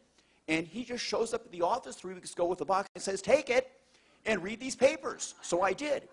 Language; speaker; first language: English; native; English